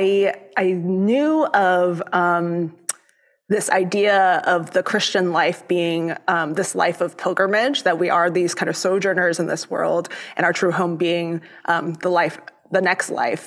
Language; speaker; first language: English; early bilingual, other home language; Cantonese